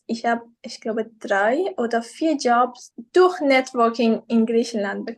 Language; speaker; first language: German; non-native, fluent; Persian